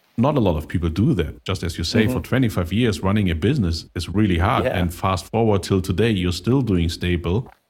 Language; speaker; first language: English; non-native, fluent; German